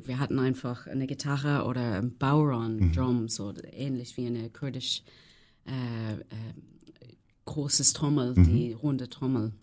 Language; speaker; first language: German; non-native, fluent; English